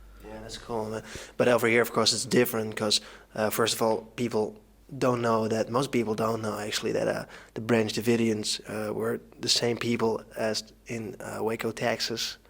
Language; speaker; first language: English; non-native, fluent; Dutch